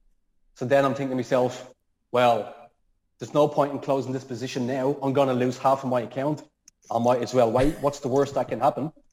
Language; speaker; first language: English; native; English